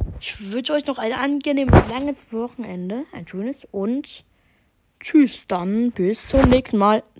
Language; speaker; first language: German; native; German